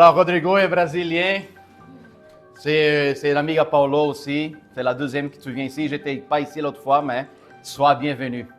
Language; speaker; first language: French; native; French